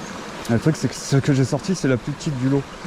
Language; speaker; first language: French; native; French